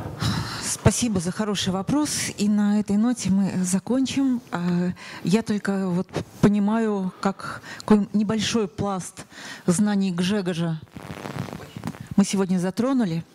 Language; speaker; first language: Russian; native; Russian